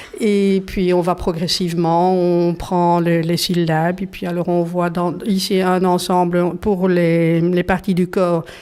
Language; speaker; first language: French; native; French